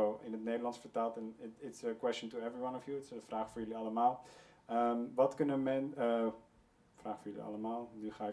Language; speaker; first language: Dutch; native; Dutch